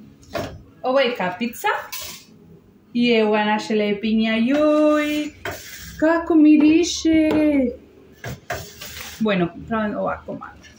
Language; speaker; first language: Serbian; non-native, learner; Spanish